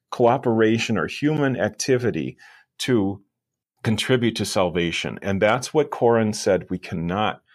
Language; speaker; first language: English; native; English